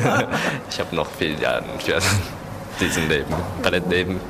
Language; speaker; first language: German; non-native, fluent; Japanese